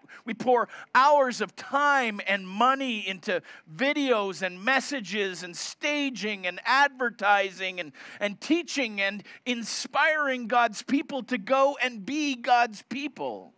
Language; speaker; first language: English; native; English